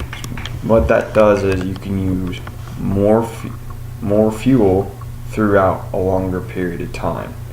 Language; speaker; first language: English; native; English